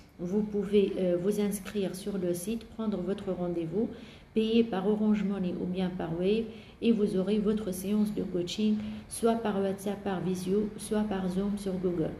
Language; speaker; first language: French; non-native, local second language; Arabic